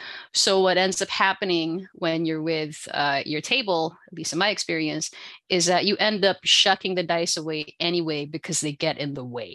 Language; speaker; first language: English; non-native, local second language; Filipino